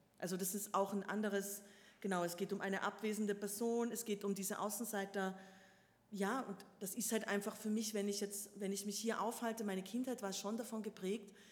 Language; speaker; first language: German; native; German